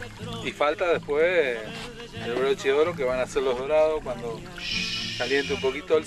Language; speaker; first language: Spanish; native; Spanish